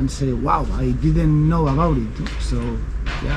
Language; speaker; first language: English; non-native, learner; Spanish